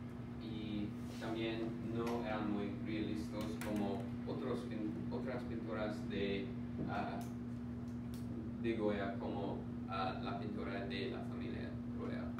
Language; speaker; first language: Spanish; non-native, learner; English